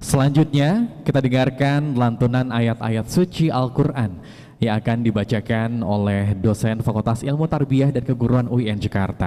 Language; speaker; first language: Indonesian; native; Indonesian